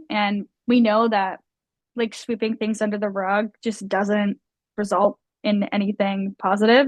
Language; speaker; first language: English; native; English